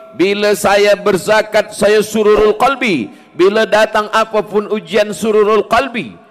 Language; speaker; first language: Malay; native; Malay